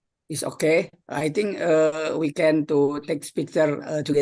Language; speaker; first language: English; non-native, fluent; Indonesian